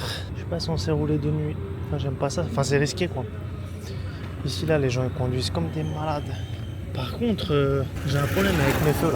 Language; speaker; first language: French; native; French